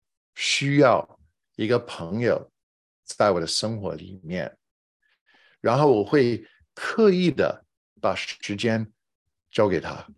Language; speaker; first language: Chinese; non-native, fluent; English